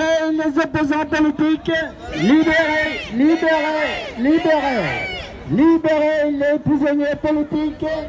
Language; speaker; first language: French; non-native, fluent; Vietnamese